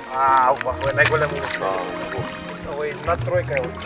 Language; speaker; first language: Macedonian; native; Macedonian